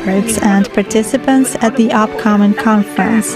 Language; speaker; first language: English; non-native, fluent; Vietnamese